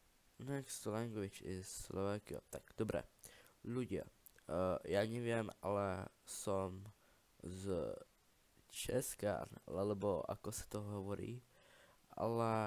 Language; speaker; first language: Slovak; non-native, learner; Czech